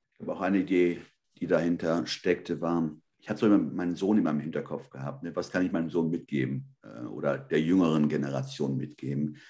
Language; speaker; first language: German; early bilingual, other home language; Spanish